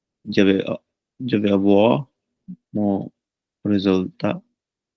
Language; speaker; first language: French; non-native, learner; Punjabi